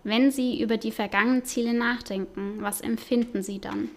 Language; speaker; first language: German; native; German